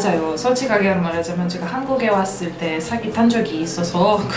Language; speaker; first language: Korean; non-native, fluent; Russian